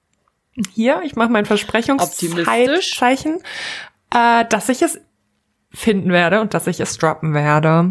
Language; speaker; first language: German; native; German